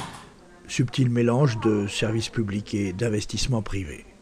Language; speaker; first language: French; native; French